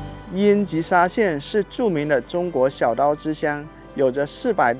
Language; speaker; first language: Chinese; native; Chinese